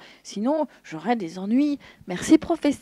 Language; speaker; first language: French; native; French